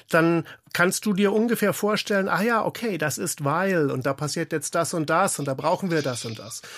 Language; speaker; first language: German; native; German